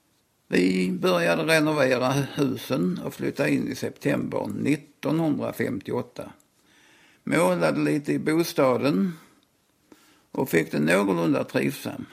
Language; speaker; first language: Swedish; native; Swedish